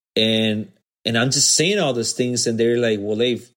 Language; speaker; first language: English; early bilingual, other home language; Spanish